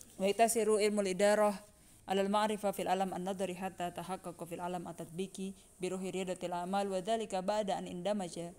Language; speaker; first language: Arabic; non-native, fluent; Indonesian